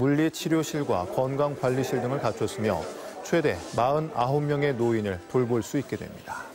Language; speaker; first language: Korean; native; Korean